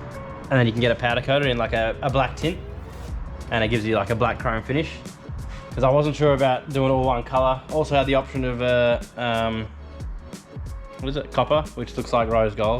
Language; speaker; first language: English; native; English